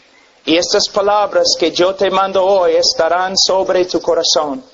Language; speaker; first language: Spanish; non-native, fluent; English